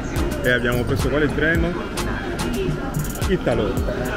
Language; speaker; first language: Italian; non-native, learner; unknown